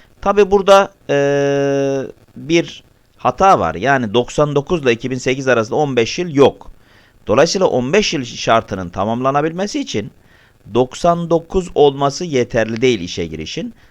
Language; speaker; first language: Turkish; native; Turkish